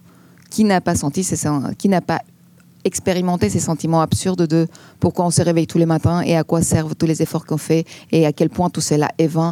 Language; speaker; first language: French; non-native, fluent; Greek